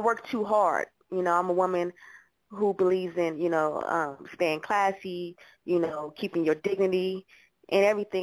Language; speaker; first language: English; native; English